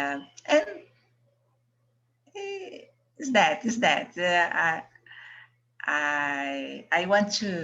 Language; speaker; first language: English; non-native, learner; Portuguese